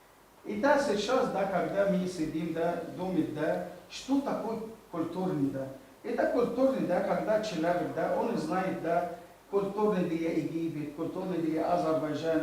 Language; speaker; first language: Russian; non-native, learner; Arabic